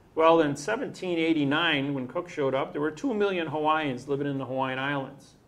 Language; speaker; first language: English; native; English